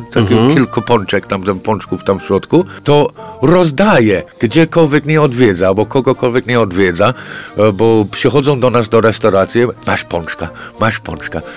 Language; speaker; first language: Polish; non-native, fluent; English